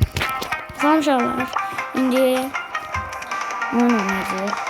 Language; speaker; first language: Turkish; non-native, learner; Azerbaijani